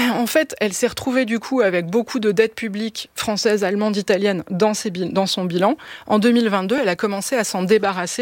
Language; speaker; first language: French; native; French